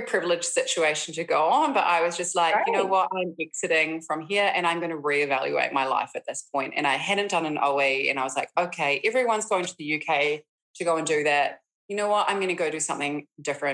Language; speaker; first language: English; native; English